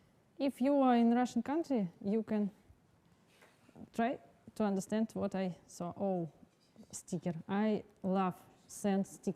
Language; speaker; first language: English; non-native, learner; Russian